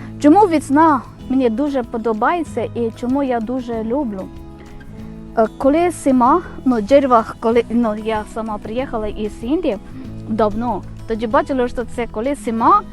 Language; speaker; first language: Ukrainian; non-native, fluent; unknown